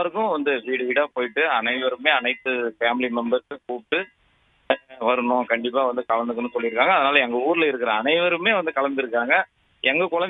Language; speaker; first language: Tamil; native; Tamil